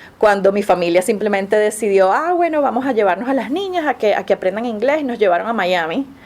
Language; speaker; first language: Spanish; native; Spanish